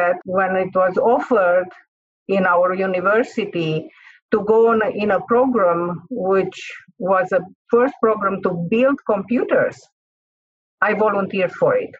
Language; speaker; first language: English; non-native, fluent; Hungarian